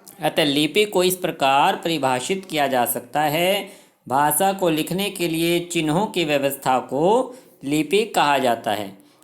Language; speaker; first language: Hindi; native; Hindi